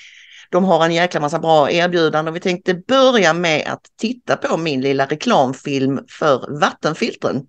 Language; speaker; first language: Swedish; native; Swedish